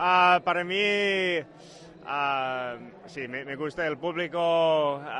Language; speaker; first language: Spanish; non-native, learner; English